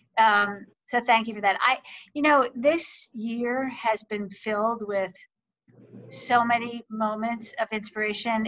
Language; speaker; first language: English; native; English